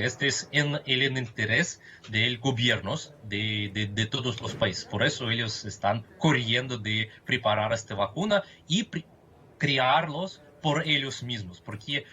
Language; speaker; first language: Spanish; non-native, fluent; Russian